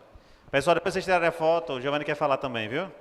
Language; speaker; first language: Portuguese; native; Portuguese